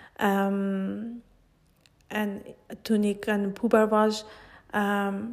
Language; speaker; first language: Dutch; non-native, fluent; Persian